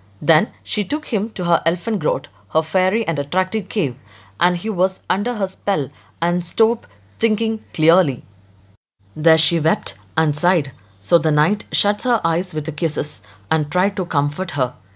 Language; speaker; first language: English; non-native, local second language; Malayalam